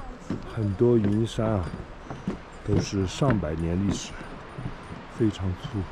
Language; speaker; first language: Chinese; native; Chinese